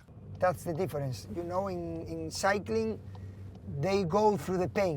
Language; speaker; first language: English; non-native, fluent; Spanish